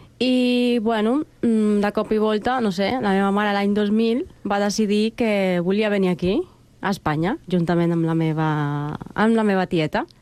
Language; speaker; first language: Catalan; early bilingual, other home language; Spanish